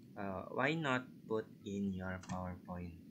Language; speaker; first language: English; non-native, learner; Indonesian